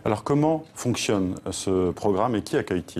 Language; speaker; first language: French; native; French